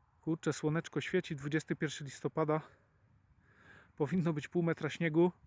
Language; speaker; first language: Polish; native; Polish